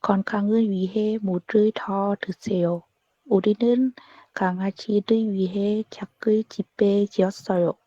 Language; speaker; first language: Korean; non-native, learner; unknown